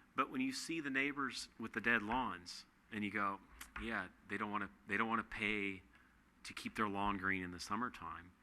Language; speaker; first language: English; native; English